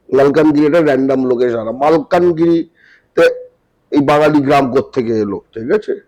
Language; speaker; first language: Bangla; native; Bangla